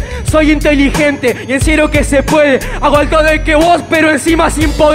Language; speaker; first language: Spanish; native; Spanish